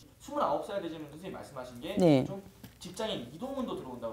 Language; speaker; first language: Korean; native; Korean